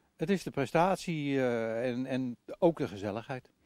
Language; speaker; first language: Dutch; native; Dutch